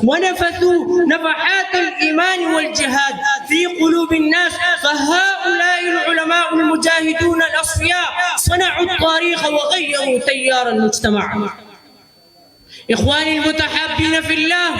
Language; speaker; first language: Arabic; non-native, learner; Urdu